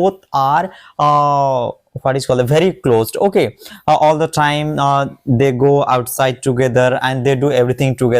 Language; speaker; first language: English; non-native, local second language; Odia